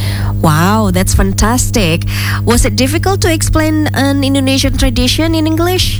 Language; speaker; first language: English; non-native, fluent; Indonesian